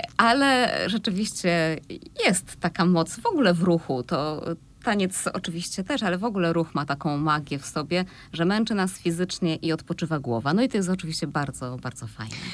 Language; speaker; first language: Polish; native; Polish